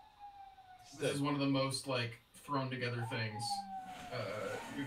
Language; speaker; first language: English; native; English